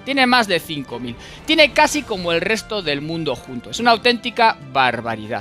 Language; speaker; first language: Spanish; native; Spanish